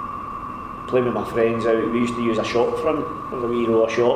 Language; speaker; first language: English; native; English